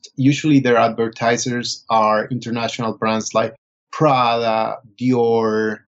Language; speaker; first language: English; non-native, fluent; Spanish